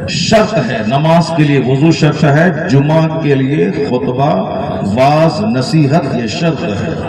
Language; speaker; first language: Urdu; native; Urdu